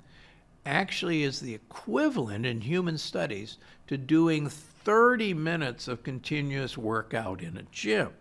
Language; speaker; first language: English; native; English